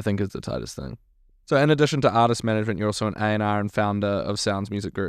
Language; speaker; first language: English; native; English